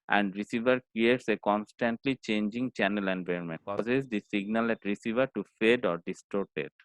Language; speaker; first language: English; non-native, local second language; Bangla